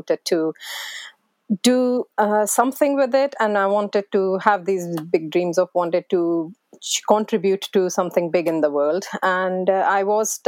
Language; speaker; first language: English; non-native, local second language; Hindi